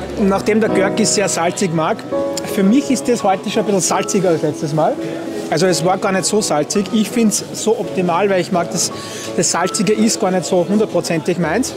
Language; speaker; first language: German; native; German